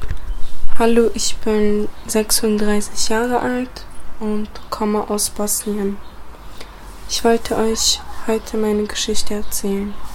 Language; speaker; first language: German; early bilingual, other home language; Bosnian